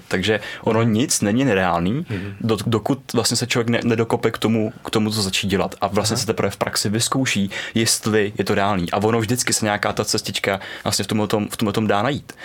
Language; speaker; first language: Czech; native; Czech